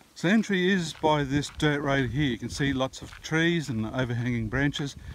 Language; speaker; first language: English; native; English